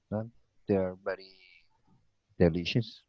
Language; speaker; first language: English; non-native, learner; Spanish